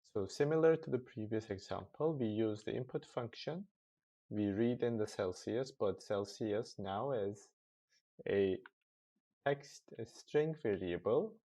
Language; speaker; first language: English; non-native, fluent; Turkish